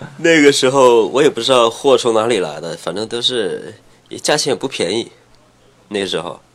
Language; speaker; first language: Chinese; native; Chinese